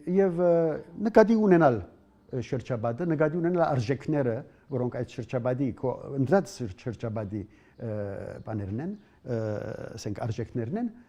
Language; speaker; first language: Armenian; early bilingual, heritage; Armenian